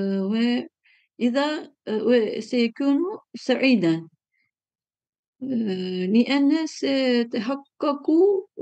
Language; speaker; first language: Arabic; non-native, learner; Turkish